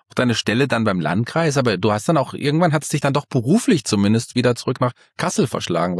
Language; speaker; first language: German; native; German